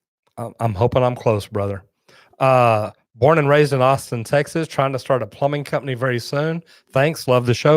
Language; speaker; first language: English; native; English